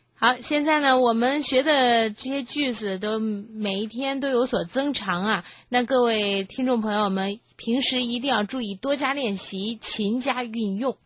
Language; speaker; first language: Chinese; native; Chinese